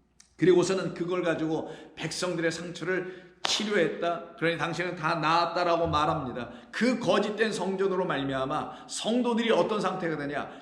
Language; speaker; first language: Korean; native; Korean